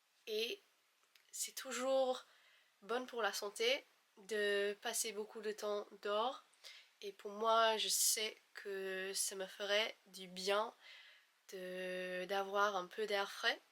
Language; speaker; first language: French; non-native, fluent; English